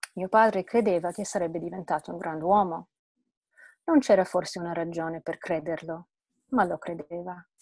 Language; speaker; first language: Italian; non-native, fluent; English